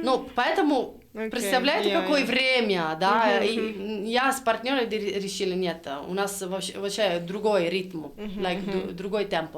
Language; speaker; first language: Russian; non-native, learner; Italian